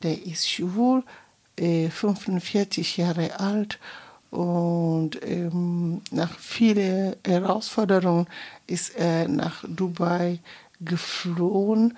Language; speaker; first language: German; non-native, fluent; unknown